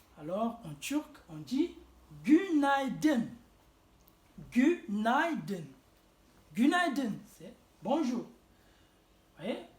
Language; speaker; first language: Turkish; non-native, fluent; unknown